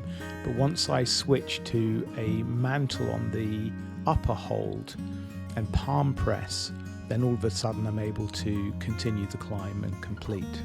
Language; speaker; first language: English; native; English